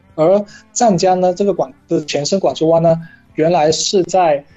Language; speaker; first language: Chinese; native; Chinese